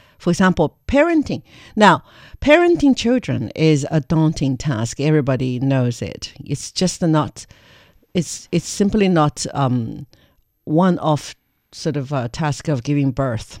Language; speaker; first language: English; non-native, fluent; Chinese